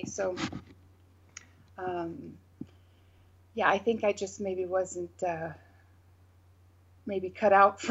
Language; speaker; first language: English; native; English